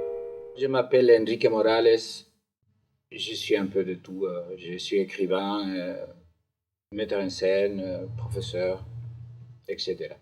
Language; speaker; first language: French; non-native, fluent; Spanish